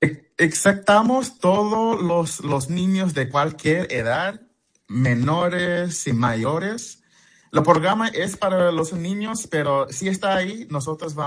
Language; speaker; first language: Spanish; early bilingual, heritage; English